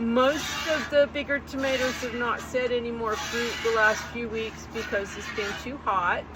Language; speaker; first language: English; native; English